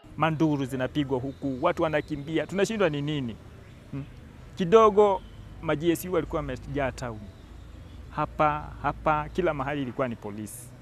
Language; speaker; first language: Swahili; non-native, local second language; Meru